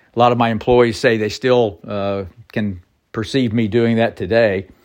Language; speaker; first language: English; native; English